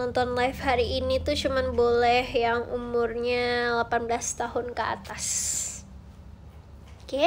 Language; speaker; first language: Indonesian; native; Indonesian